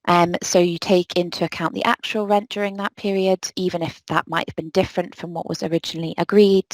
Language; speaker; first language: English; native; English